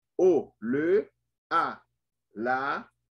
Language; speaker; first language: French; non-native, local second language; Haitian Creole